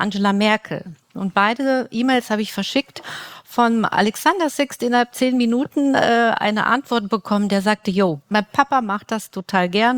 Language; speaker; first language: German; native; German